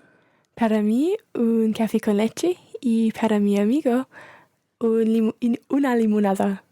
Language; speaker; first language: Spanish; non-native, learner; English